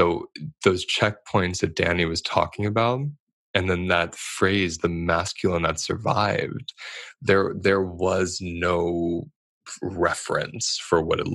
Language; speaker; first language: English; native; English